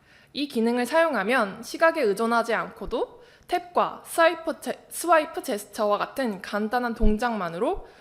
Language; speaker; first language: Korean; native; Korean